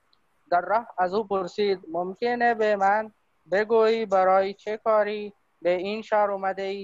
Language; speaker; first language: Persian; non-native, learner; Urdu